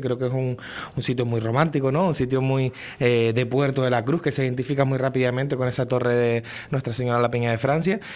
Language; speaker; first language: Spanish; native; Spanish